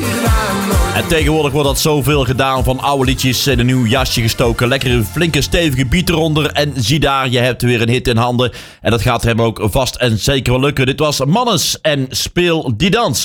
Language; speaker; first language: Dutch; native; Dutch